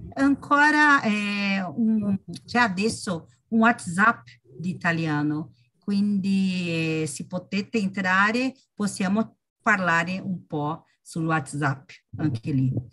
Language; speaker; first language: Italian; non-native, learner; Portuguese